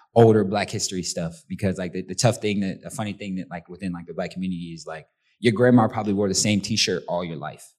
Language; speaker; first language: English; native; English